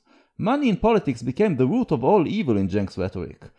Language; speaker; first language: English; native; English